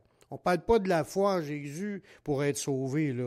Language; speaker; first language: French; native; French